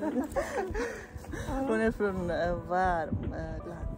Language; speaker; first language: Swedish; non-native, learner; Hazaragi